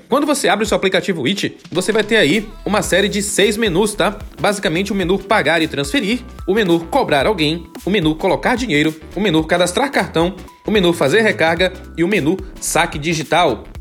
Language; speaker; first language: Portuguese; native; Portuguese